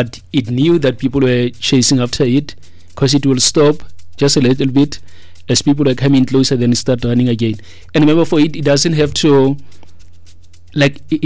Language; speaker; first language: English; non-native, local second language; Tswana